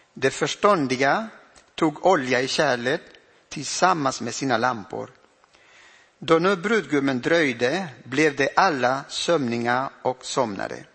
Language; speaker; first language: Swedish; non-native, fluent; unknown